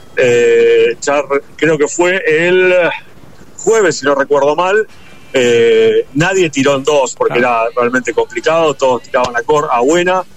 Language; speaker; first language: Spanish; native; Spanish